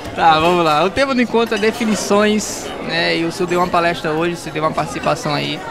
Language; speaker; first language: Portuguese; native; Portuguese